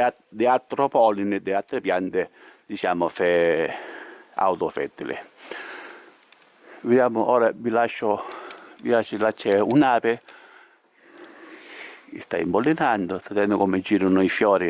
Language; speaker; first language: Italian; native; Italian